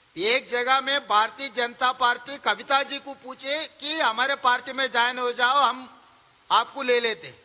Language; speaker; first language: Hindi; non-native, local second language; Telugu